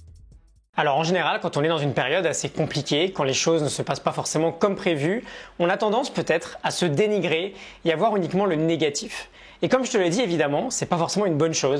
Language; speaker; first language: French; native; French